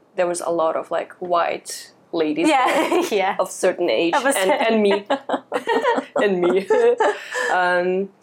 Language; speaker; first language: English; non-native, fluent; Russian